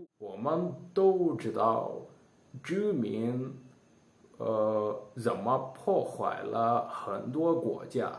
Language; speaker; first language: Chinese; non-native, learner; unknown